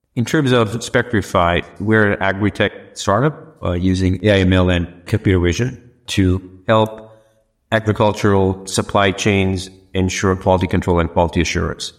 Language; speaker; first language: English; non-native, local second language; Sinhala